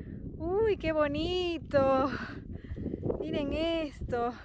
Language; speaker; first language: Spanish; native; Spanish